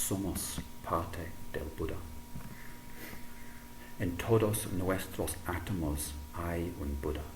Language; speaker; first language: Spanish; non-native, fluent; English